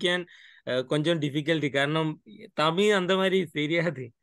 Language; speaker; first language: Tamil; non-native, local second language; Malayalam